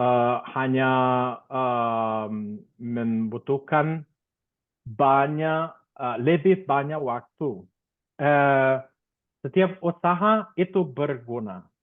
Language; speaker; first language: Indonesian; non-native, fluent; Spanish